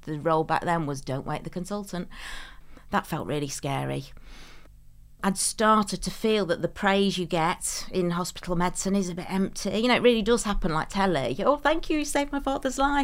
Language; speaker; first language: English; native; English